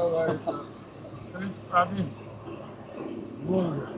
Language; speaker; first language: Russian; non-native, local second language; Uzbek